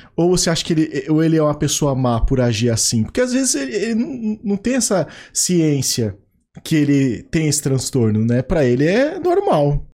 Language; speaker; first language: Portuguese; native; Portuguese